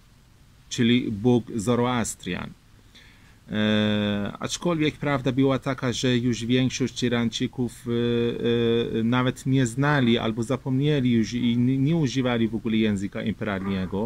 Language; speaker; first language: Polish; non-native, fluent; Persian